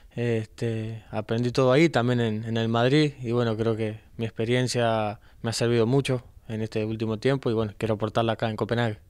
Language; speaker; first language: Spanish; native; Spanish